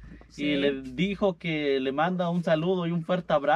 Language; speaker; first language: Spanish; native; Spanish